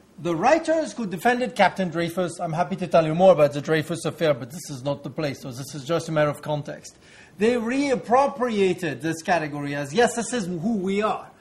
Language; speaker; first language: English; non-native, fluent; French